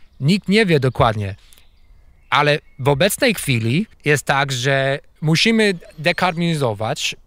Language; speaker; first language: Polish; non-native, fluent; English